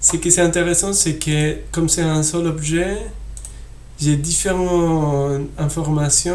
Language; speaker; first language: French; non-native, fluent; Spanish